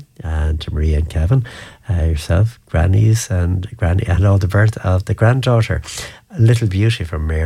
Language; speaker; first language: English; native; English